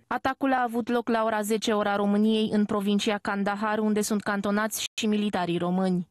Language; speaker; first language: Romanian; native; Romanian